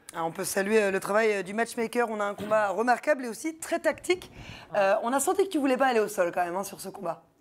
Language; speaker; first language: French; native; French